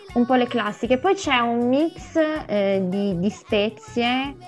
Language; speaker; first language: Italian; early bilingual, other home language; Sinhala